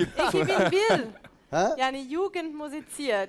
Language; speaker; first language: Turkish; non-native, learner; German